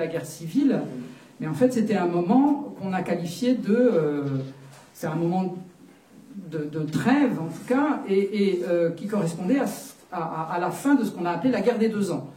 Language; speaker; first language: French; native; French